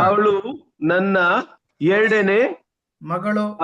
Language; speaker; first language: Kannada; non-native, learner; Hindi